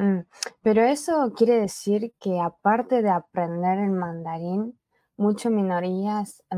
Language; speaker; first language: Spanish; early bilingual, other home language; Chinese